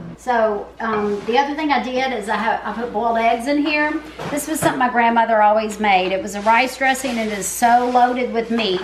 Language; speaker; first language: English; native; English